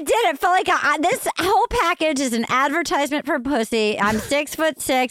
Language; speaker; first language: English; native; English